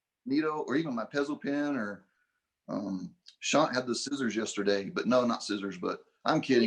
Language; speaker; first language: English; native; English